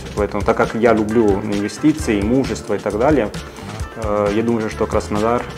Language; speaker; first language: Russian; non-native, fluent; Italian